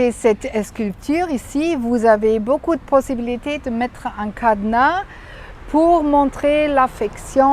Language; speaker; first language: French; non-native, fluent; German